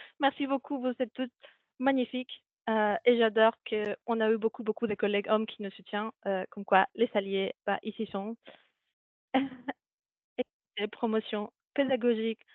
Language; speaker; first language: French; non-native, fluent; Spanish